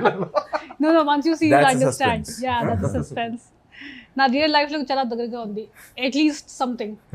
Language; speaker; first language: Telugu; non-native, local second language; Hindi